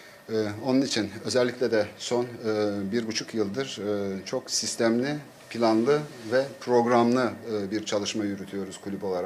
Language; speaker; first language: Turkish; native; Turkish